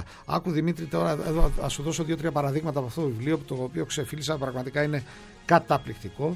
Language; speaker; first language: Greek; native; Greek